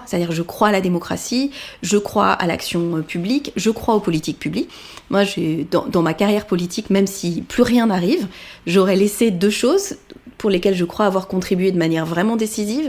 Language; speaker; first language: French; native; French